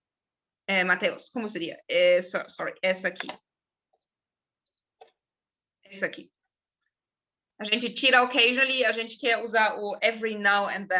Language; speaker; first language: Portuguese; non-native, fluent; German